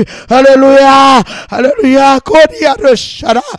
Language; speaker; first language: French; non-native, local second language; Haitian Creole